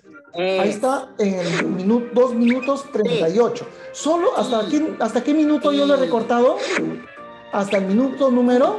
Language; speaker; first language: Spanish; native; Spanish